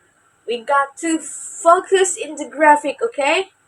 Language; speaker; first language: English; non-native, learner; Indonesian